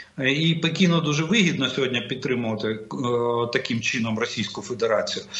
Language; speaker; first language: Ukrainian; non-native, local second language; Russian